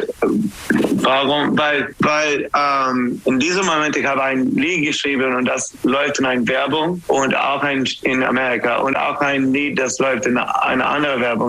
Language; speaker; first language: German; non-native, learner; English